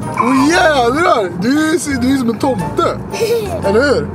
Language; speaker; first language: Swedish; native; Swedish